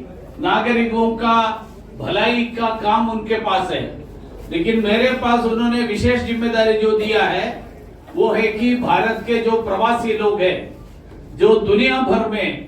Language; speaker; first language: Hindi; non-native, local second language; Malayalam